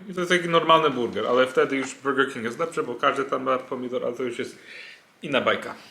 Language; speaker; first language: Polish; non-native, fluent; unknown